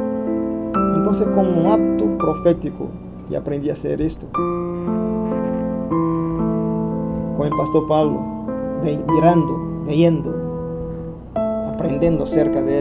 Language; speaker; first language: Spanish; non-native, fluent; Portuguese